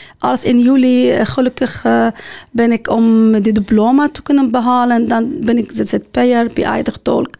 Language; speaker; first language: Dutch; non-native, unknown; Arabic